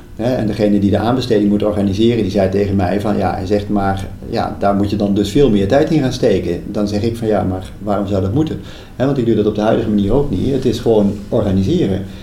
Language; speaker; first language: Dutch; native; Dutch